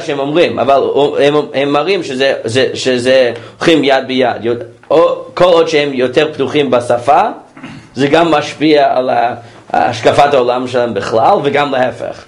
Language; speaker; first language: Hebrew; non-native, fluent; English